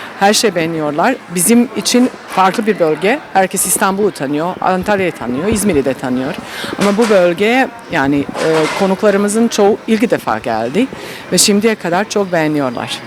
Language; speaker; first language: Turkish; non-native, fluent; Serbian